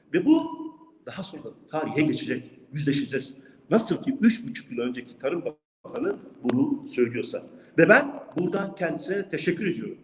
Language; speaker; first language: Turkish; non-native, local second language; Kurdish